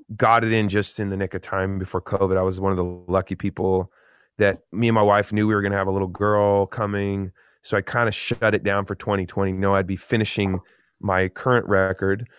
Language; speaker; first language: English; native; English